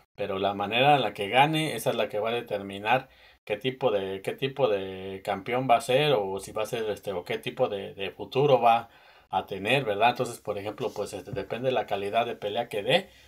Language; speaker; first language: Spanish; native; Spanish